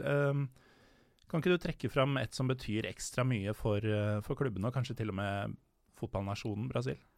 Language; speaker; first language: Norwegian; native; Norwegian